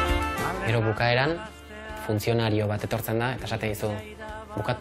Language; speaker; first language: Basque; native; Basque